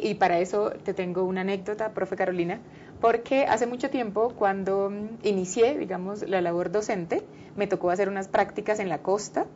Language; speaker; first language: Spanish; native; Spanish